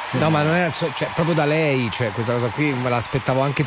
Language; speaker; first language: Italian; native; Italian